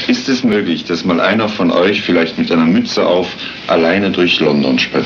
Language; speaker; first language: German; native; German